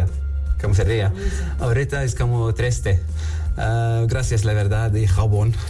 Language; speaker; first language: Spanish; non-native, learner; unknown